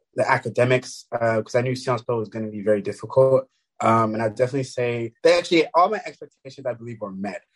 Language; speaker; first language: English; early bilingual, other home language; French